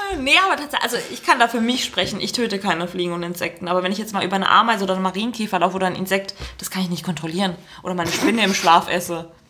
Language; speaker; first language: German; early bilingual, other home language; Turkish